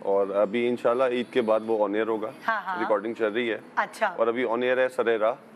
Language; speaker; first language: Urdu; native; Urdu